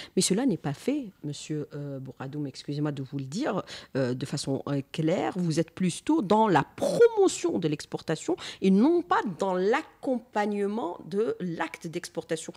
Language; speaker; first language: French; non-native, local second language; Arabic